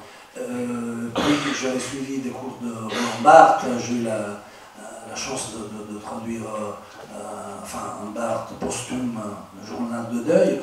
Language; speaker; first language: French; non-native, fluent; Italian